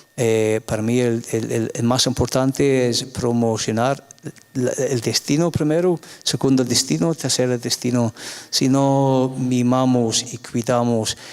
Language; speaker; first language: Spanish; non-native, fluent; English